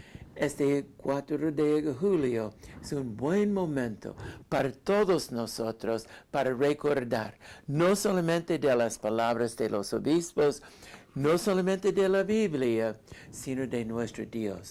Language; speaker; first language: Spanish; non-native, fluent; English